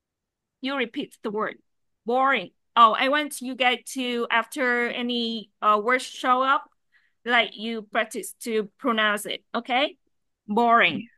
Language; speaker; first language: English; non-native, fluent; Vietnamese